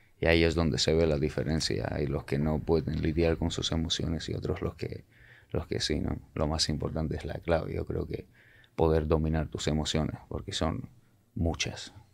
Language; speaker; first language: Spanish; non-native, fluent; Georgian